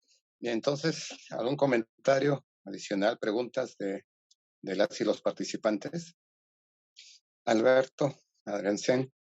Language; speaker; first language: Spanish; native; Spanish